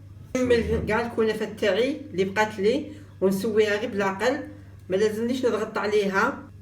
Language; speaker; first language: Arabic; native; Arabic